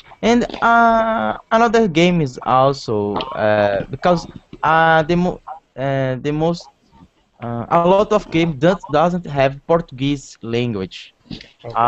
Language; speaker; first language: English; non-native, learner; Portuguese